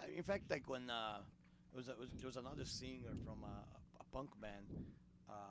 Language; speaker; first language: English; non-native, fluent; Portuguese